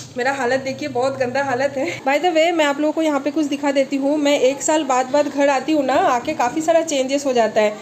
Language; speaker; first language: Hindi; non-native, local second language; Bangla